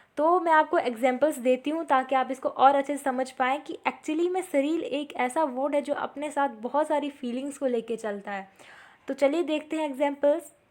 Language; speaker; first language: Hindi; native; Hindi